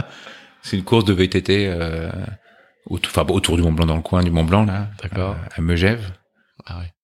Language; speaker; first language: French; native; French